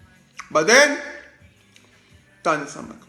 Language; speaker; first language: Arabic; non-native, learner; Greek